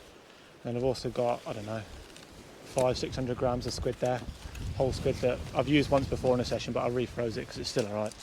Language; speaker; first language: English; native; English